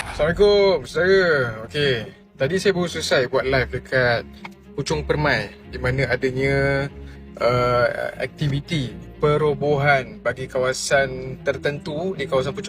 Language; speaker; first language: Malay; native; Malay